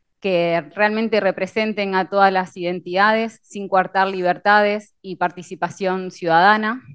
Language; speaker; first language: Spanish; native; Spanish